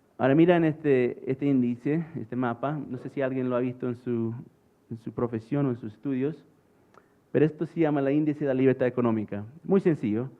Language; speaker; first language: Spanish; early bilingual, heritage; English